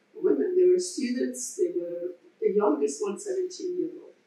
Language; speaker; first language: English; non-native, fluent; Persian